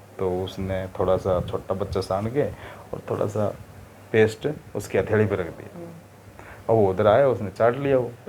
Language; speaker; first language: Hindi; native; Hindi